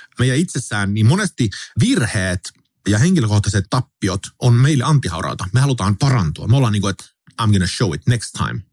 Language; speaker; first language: Finnish; early bilingual, heritage; Finnish